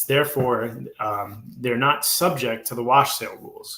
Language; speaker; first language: English; native; English